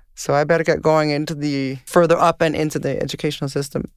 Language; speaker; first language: English; non-native, fluent; Danish